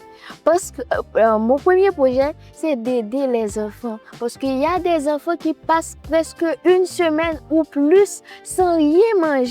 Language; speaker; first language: French; non-native, local second language; Haitian Creole